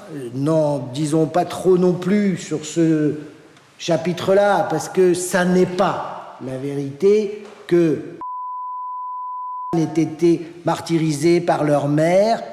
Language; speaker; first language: French; native; French